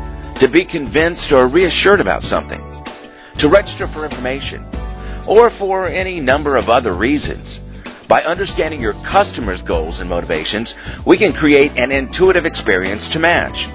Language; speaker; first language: English; native; English